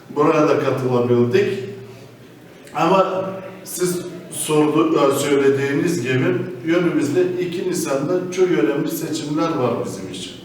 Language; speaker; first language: Turkish; native; Turkish